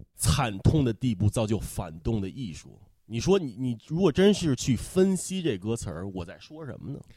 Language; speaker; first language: Chinese; early bilingual, heritage; Chinese